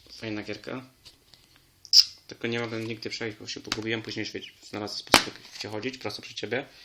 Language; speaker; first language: Polish; native; Polish